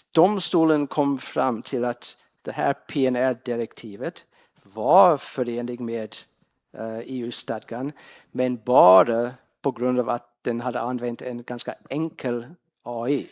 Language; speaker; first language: Swedish; non-native, fluent; English